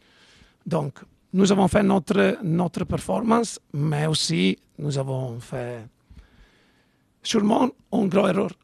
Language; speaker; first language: French; non-native, fluent; Italian